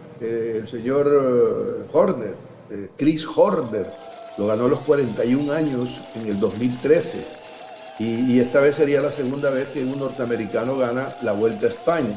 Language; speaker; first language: Spanish; native; Spanish